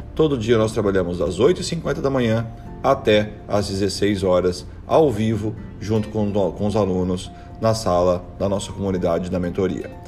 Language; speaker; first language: Portuguese; native; Portuguese